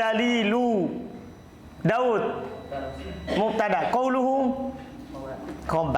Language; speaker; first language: Arabic; non-native, fluent; Indonesian